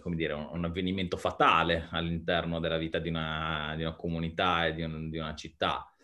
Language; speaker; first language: Italian; native; Italian